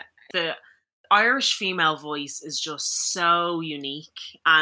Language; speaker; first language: English; native; English